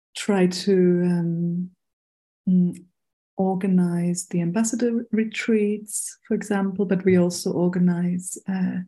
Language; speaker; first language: English; non-native, fluent; German